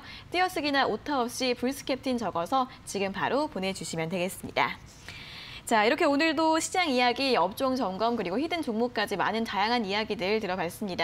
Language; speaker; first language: Korean; native; Korean